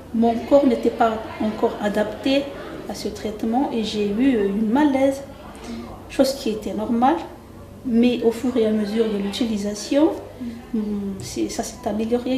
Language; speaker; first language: French; non-native, local second language; Malagasy